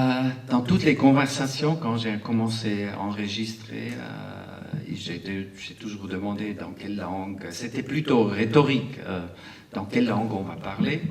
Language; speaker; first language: French; non-native, local second language; Arabic